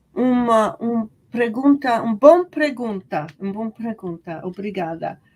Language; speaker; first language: Portuguese; non-native, learner; English